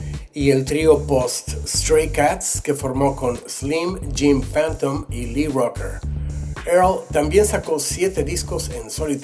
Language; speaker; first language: Spanish; native; Spanish